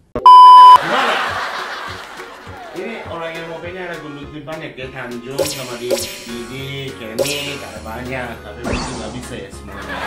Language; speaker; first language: Indonesian; non-native, fluent; Japanese